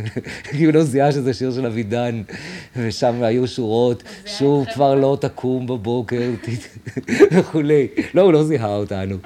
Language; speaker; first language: Hebrew; native; Hebrew